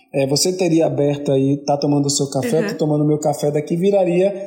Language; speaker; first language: Portuguese; native; Portuguese